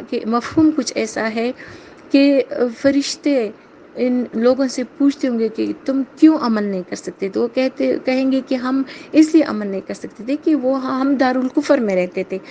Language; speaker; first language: Urdu; native; Urdu